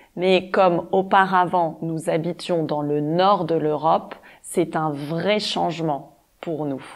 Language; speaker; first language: French; native; French